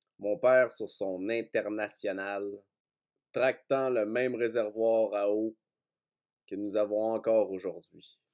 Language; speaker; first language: French; native; French